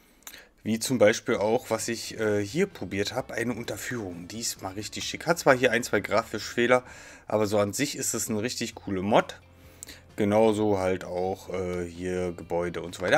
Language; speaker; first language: German; native; German